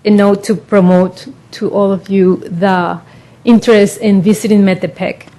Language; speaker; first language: English; non-native, fluent; Spanish